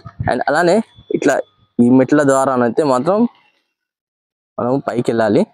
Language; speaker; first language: Telugu; native; Telugu